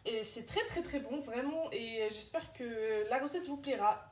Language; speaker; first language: French; non-native, local second language; Arabic